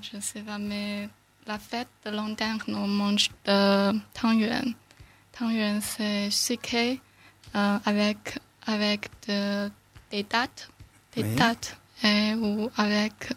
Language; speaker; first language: French; non-native, learner; Chinese